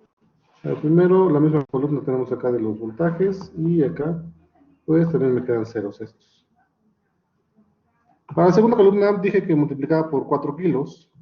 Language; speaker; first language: Spanish; native; Spanish